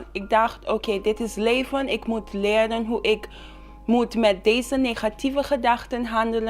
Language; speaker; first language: Dutch; non-native, local second language; Papiamento